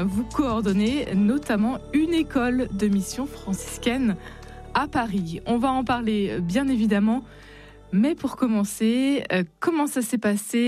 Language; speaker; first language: French; native; French